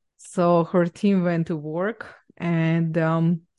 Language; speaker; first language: English; non-native, fluent; Ukrainian